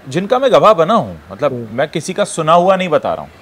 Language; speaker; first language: Hindi; native; Hindi